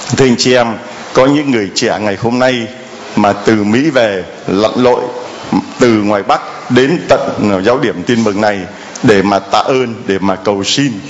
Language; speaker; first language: Vietnamese; native; Vietnamese